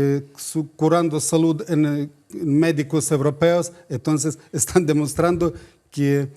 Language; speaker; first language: Spanish; non-native, fluent; Ukrainian